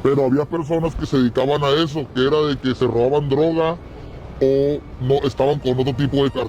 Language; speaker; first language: Spanish; native; Spanish